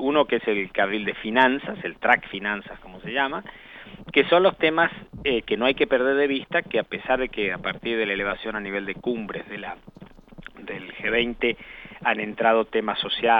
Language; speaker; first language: Spanish; native; Spanish